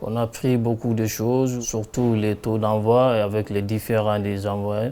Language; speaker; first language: French; non-native, learner; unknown